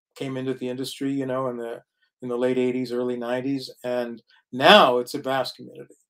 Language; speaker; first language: English; native; English